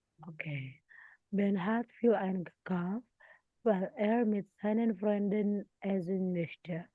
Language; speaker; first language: German; non-native, fluent; Indonesian